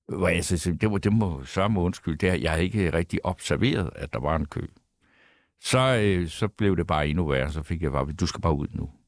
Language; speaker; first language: Danish; native; Danish